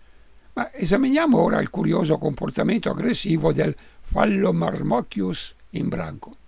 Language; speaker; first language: Italian; native; Italian